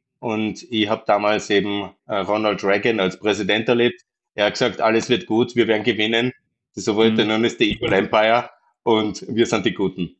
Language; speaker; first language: German; native; German